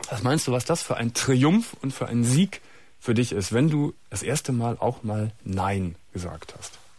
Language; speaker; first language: German; native; German